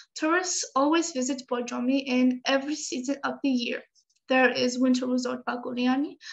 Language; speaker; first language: English; non-native, fluent; Georgian